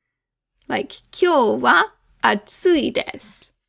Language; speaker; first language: Japanese; non-native, fluent; English